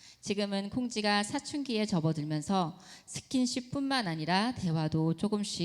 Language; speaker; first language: Korean; native; Korean